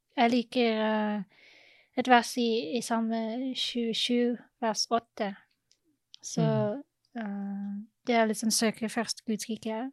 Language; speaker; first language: Norwegian; non-native, fluent; English